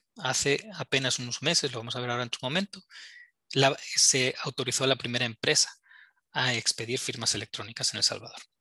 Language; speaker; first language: Spanish; native; Spanish